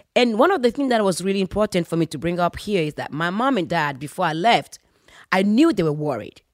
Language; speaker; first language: English; non-native, fluent; Fon